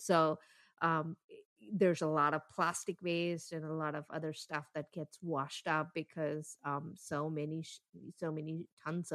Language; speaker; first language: English; non-native, local second language; Tamil